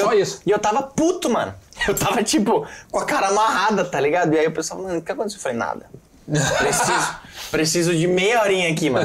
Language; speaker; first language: Portuguese; native; Portuguese